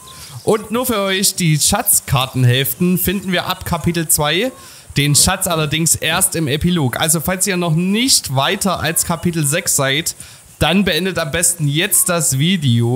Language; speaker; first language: German; native; German